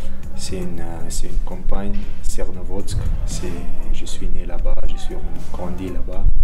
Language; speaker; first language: French; non-native, learner; Chechen